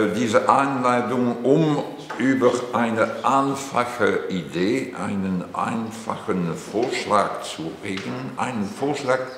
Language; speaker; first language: German; non-native, fluent; French